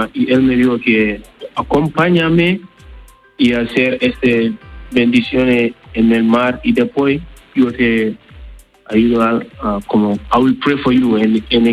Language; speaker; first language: Spanish; non-native, learner; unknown